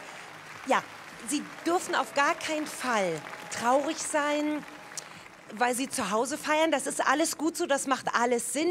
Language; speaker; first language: German; native; German